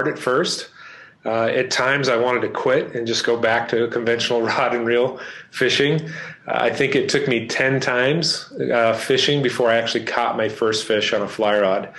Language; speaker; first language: English; native; English